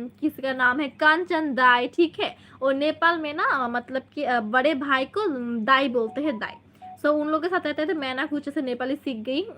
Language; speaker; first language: Hindi; non-native, local second language; Bangla